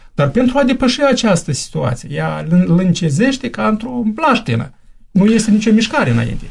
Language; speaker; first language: Romanian; native; Romanian